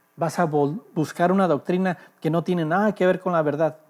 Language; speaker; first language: Spanish; early bilingual, heritage; Spanish